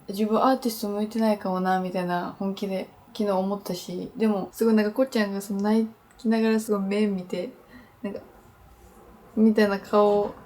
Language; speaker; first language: Japanese; native; Japanese